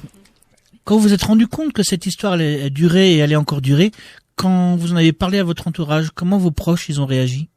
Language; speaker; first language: French; native; French